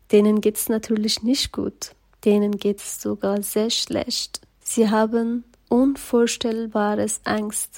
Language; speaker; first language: German; non-native, learner; Persian